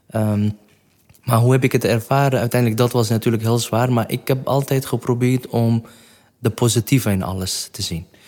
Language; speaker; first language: Dutch; non-native, fluent; Kurdish